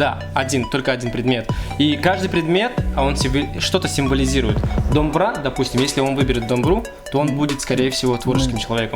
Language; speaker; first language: Russian; native; Russian